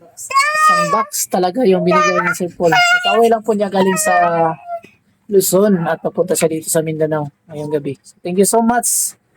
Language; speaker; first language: Filipino; non-native, local second language; Cebuano